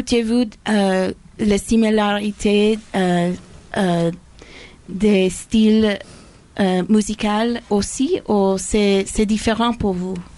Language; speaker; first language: French; non-native, learner; English